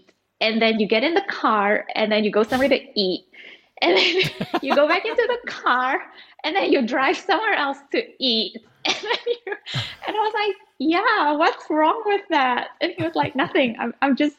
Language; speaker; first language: English; early bilingual, other home language; Indonesian